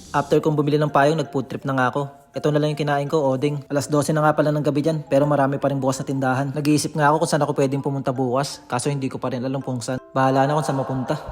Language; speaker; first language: Filipino; native; Filipino